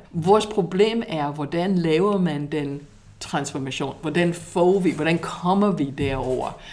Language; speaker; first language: Danish; non-native, fluent; English